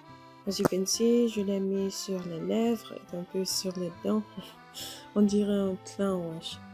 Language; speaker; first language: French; non-native, learner; English